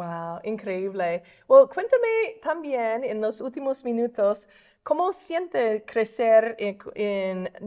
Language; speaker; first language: Spanish; non-native, fluent; English